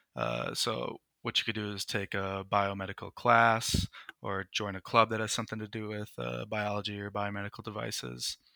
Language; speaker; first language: English; native; English